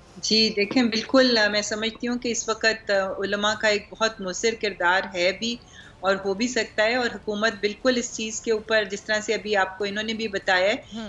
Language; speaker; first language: Urdu; native; Urdu